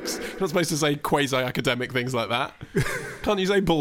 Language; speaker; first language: English; native; English